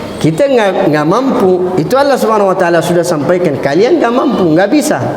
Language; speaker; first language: Malay; non-native, fluent; Arabic